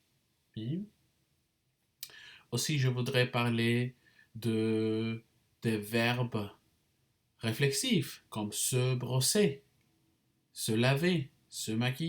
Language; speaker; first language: French; non-native, fluent; English